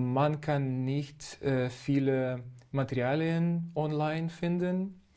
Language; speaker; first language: German; non-native, fluent; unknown